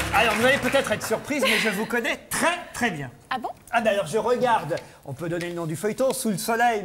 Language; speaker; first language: French; native; French